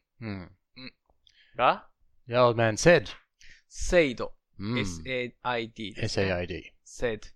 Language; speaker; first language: English; non-native, learner; Japanese